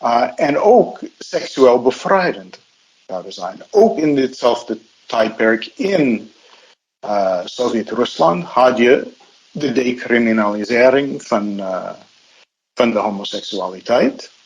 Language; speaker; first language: Dutch; non-native, fluent; English